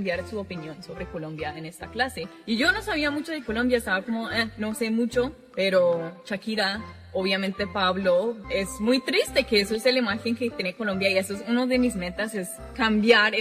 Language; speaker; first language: Spanish; non-native, fluent; English